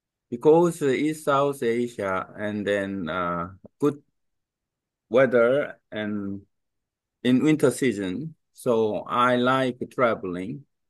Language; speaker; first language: English; non-native, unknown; Korean